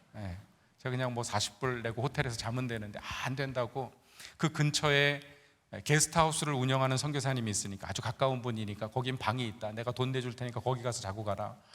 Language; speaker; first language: Korean; native; Korean